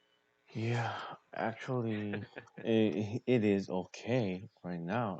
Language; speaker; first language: English; non-native, learner; Korean